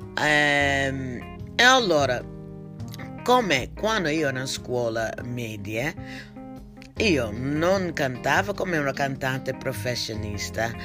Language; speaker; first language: Italian; non-native, learner; English